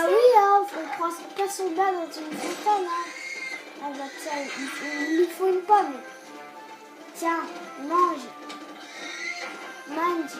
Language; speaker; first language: French; native; French